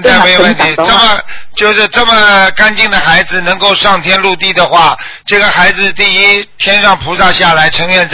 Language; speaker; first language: Chinese; native; Chinese